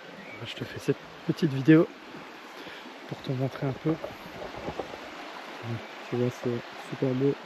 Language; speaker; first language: French; native; French